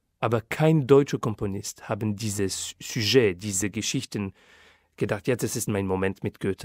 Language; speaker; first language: German; non-native, fluent; French